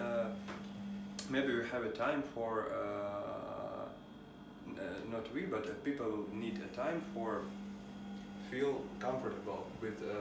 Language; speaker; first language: English; non-native, learner; Russian